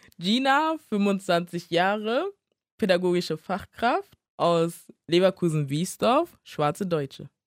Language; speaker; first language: German; early bilingual, other home language; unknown